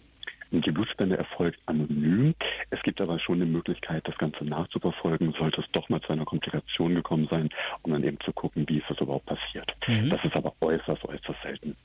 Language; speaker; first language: German; native; German